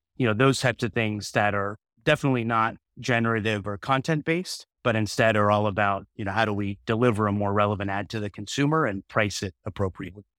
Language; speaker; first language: English; native; English